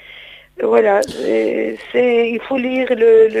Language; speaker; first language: French; non-native, fluent; Turkish